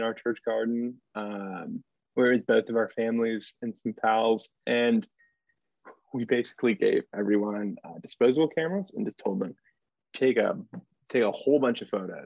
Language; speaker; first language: English; native; English